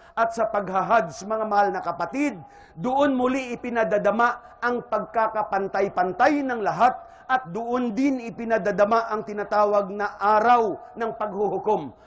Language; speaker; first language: Filipino; non-native, local second language; Hiligaynon